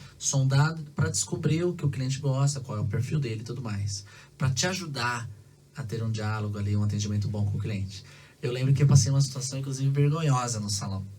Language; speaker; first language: Portuguese; native; Portuguese